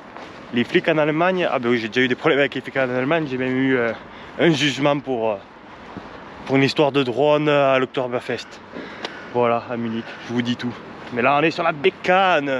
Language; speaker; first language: French; native; French